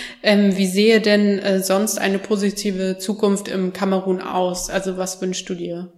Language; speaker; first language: German; native; German